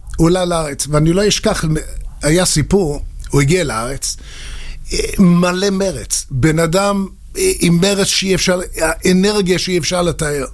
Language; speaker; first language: Hebrew; non-native, fluent; English